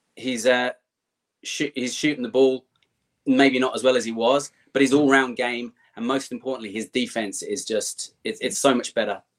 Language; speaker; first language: English; native; English